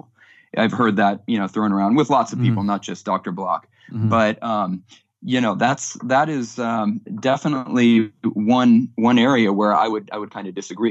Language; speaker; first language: English; native; English